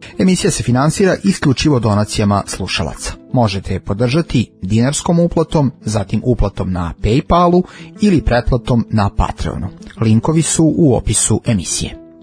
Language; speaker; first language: Serbian; native; Serbian